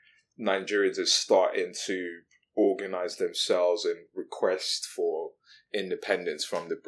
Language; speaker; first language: English; non-native, local second language; Yoruba